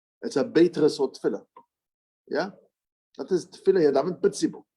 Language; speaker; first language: Dutch; non-native, learner; English